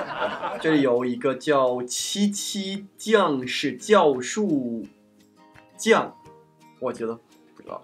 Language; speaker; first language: Chinese; non-native, fluent; Danish